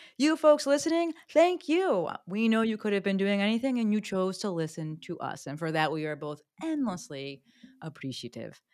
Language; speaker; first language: English; native; English